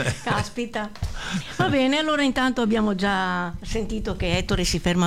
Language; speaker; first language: Italian; native; Italian